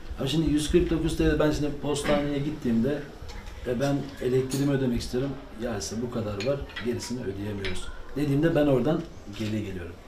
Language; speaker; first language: Turkish; native; Turkish